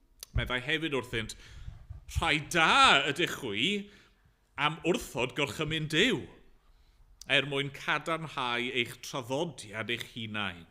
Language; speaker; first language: Welsh; native; Welsh